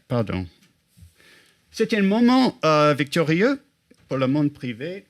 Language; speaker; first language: French; non-native, fluent; English